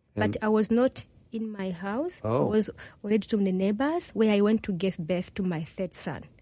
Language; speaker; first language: English; non-native, learner; Kinyarwanda